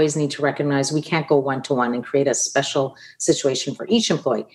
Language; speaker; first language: English; non-native, fluent; Italian